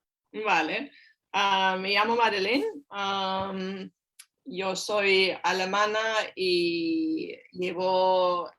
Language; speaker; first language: Spanish; non-native, fluent; German